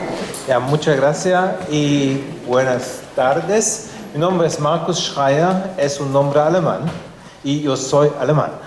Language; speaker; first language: Spanish; non-native, fluent; German